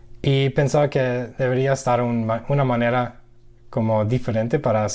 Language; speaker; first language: Spanish; non-native, fluent; English